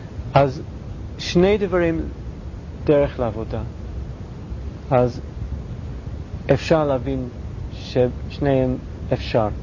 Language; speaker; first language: Hebrew; non-native, fluent; English